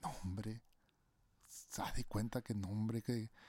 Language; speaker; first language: Spanish; early bilingual, other home language; English